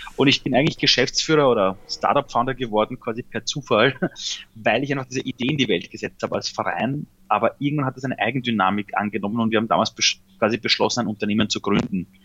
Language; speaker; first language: German; early bilingual, other home language; Persian